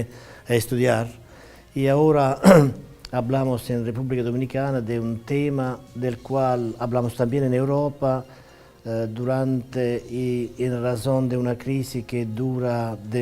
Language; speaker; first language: Spanish; non-native, fluent; Italian